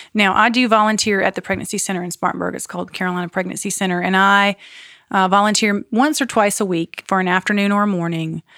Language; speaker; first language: English; native; English